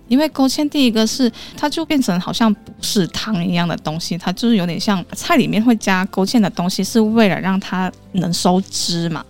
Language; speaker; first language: Chinese; non-native, local second language; Cantonese